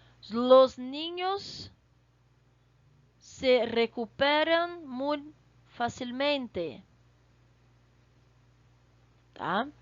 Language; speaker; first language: Spanish; non-native, fluent; Portuguese